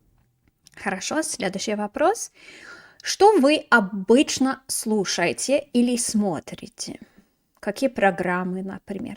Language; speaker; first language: Russian; non-native, fluent; English